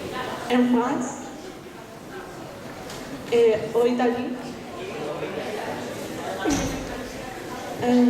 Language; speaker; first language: French; non-native, learner; Spanish